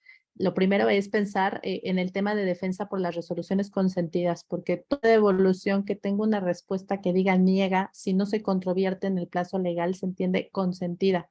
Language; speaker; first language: Spanish; native; Spanish